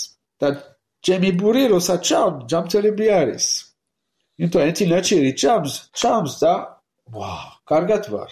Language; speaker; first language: Georgian; non-native, learner; French